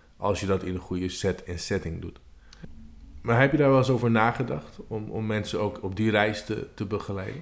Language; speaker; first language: Dutch; native; Dutch